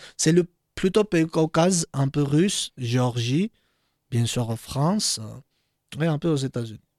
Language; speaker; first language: French; non-native, learner; Georgian